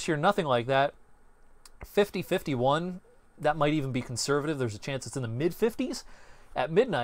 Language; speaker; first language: English; native; English